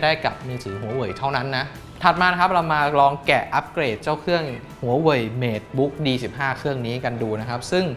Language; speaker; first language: Thai; native; Thai